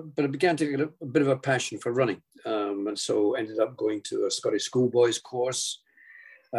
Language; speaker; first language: English; native; English